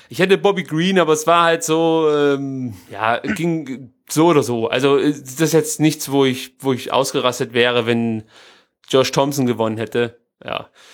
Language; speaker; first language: German; native; German